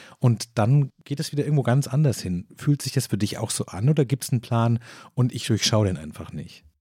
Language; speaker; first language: German; native; German